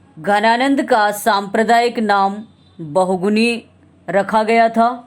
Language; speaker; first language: Hindi; native; Hindi